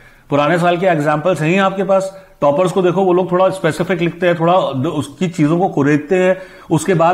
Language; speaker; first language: Hindi; native; Hindi